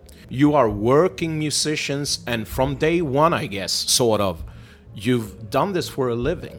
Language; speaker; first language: English; non-native, fluent; Swedish